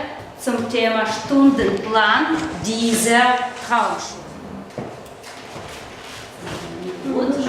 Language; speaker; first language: German; non-native, fluent; Russian